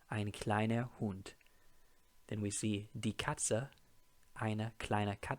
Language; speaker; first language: German; non-native, fluent; English